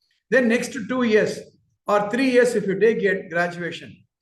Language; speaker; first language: English; non-native, local second language; Tamil